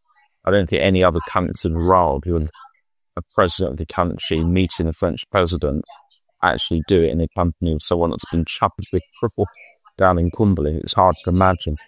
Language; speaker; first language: English; native; English